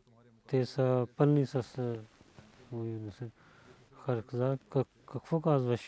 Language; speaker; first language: Bulgarian; non-native, learner; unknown